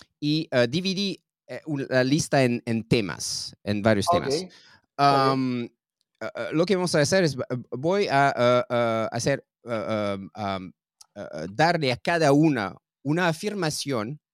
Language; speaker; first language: Spanish; non-native, learner; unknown